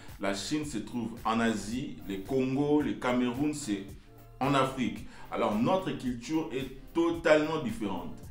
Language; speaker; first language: French; non-native, local second language; Lingala